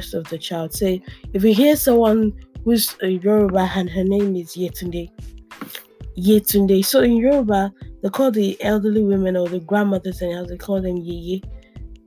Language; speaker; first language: English; non-native, local second language; Yoruba